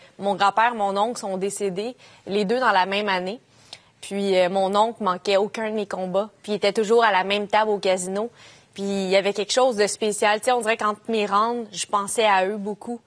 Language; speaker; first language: French; native; French